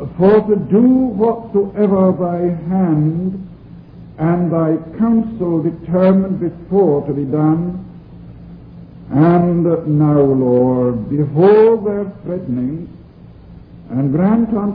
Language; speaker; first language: English; non-native, local second language; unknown